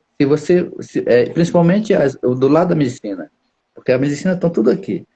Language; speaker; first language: Portuguese; non-native, local second language; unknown